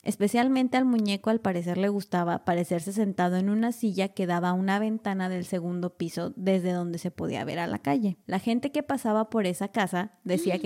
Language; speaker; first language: Spanish; native; Spanish